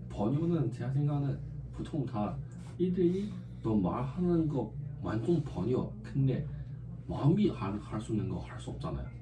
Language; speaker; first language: Korean; non-native, learner; Chinese